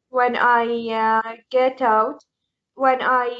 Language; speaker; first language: English; non-native, learner; Arabic